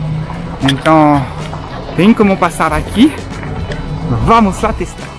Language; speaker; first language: Portuguese; non-native, learner; French